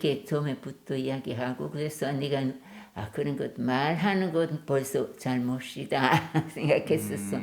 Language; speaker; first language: Korean; non-native, learner; German